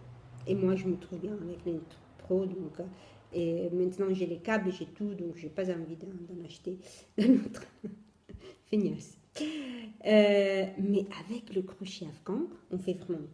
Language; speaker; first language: French; non-native, fluent; Italian